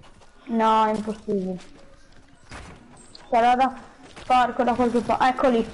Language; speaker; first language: Italian; native; Italian